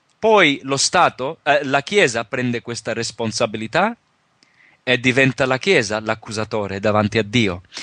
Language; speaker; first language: Italian; early bilingual, heritage; Italian